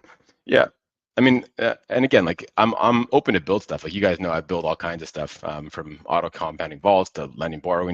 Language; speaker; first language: English; native; English